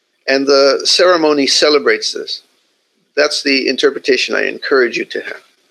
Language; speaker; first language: English; native; English